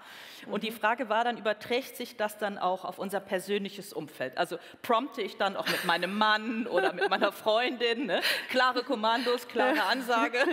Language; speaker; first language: German; native; German